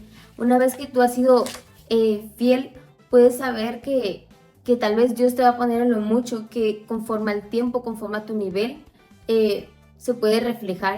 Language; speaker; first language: Spanish; native; Spanish